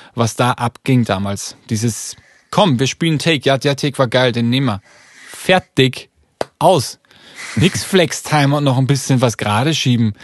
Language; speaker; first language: German; native; German